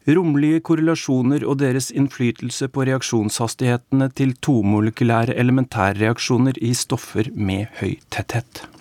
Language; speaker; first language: Norwegian; native; Norwegian